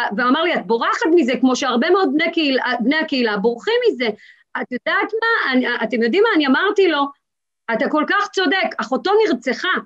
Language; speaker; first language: Hebrew; early bilingual, other home language; Amharic